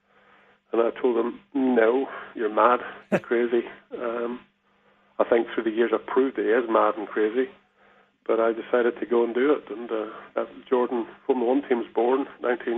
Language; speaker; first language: English; native; English